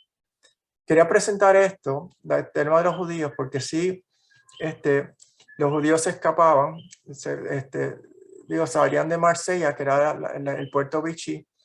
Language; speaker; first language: Spanish; native; Spanish